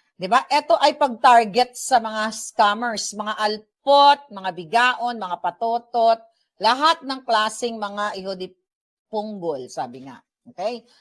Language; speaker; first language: Filipino; native; Filipino